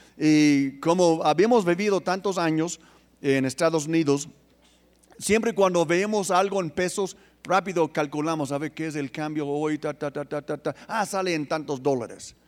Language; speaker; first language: Spanish; non-native, fluent; English